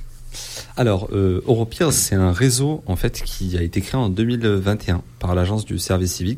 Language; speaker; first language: French; native; French